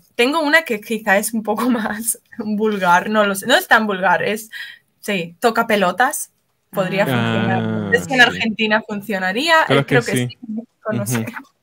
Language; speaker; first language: Spanish; native; Spanish